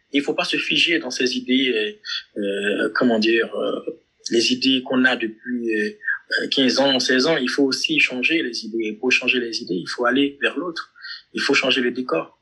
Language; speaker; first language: French; non-native, local second language; Haitian Creole